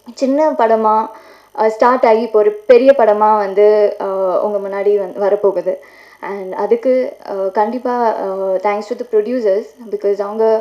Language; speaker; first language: Tamil; non-native, fluent; Telugu